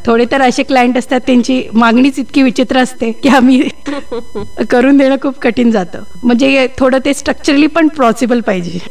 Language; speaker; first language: Marathi; native; Marathi